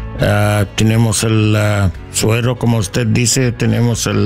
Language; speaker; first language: Spanish; non-native, learner; English